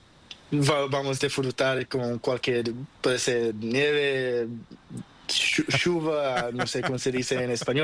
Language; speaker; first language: Spanish; non-native, learner; Portuguese